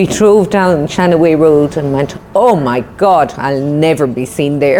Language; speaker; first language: English; native; English